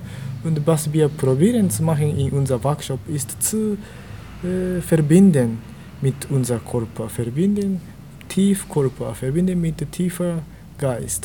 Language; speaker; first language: German; non-native, learner; Japanese